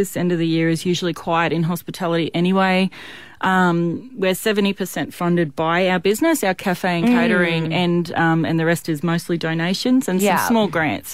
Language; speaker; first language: English; native; English